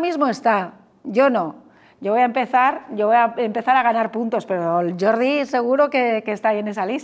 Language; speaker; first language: Spanish; native; Spanish